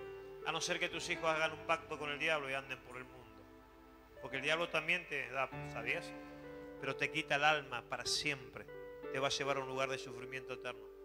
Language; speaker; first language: Spanish; native; Spanish